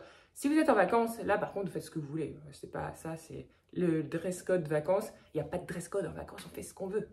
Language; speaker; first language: French; native; French